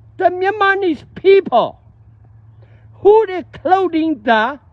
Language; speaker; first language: English; non-native, learner; Burmese